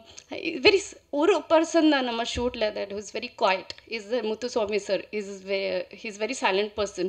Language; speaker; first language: Tamil; non-native, learner; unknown